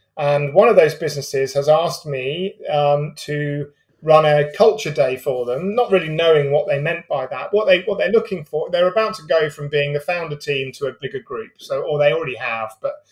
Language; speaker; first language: English; native; English